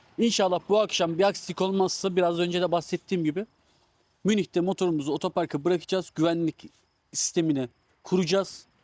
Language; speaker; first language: Turkish; early bilingual, heritage; Turkish